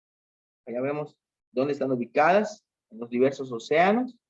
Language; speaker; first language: Spanish; native; Spanish